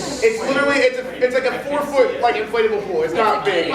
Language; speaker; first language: English; native; English